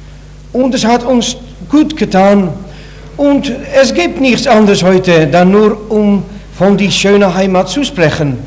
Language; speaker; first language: German; non-native, learner; Dutch